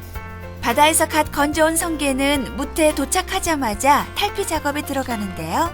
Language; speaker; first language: Korean; native; Korean